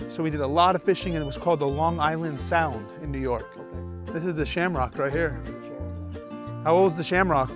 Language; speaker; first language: English; native; English